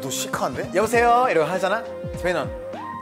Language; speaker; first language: Korean; non-native, fluent; Spanish